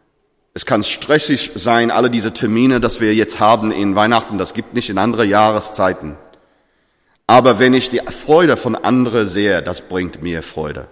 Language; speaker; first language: German; non-native, fluent; English